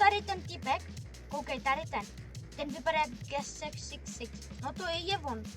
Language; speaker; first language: Czech; early bilingual, other home language; Russian